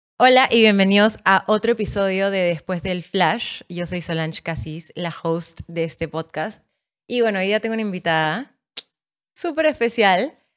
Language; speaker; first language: Spanish; native; Spanish